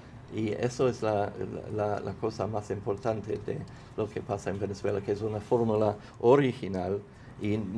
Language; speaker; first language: Spanish; non-native, fluent; English